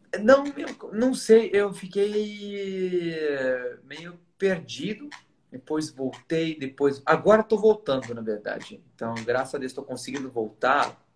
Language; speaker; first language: Portuguese; non-native, fluent; Arabic